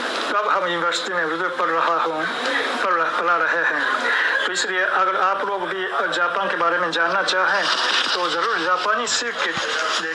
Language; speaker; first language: Hindi; non-native, fluent; Japanese